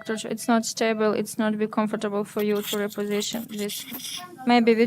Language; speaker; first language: English; non-native, learner; Ukrainian